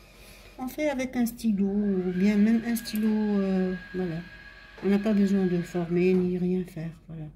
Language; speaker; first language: French; non-native, local second language; Arabic